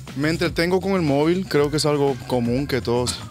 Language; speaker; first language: Spanish; early bilingual, heritage; Spanish